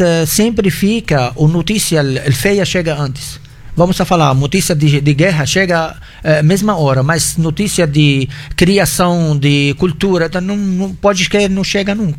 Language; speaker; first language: Portuguese; non-native, fluent; Arabic